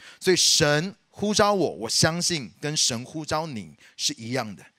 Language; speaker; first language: Chinese; native; Chinese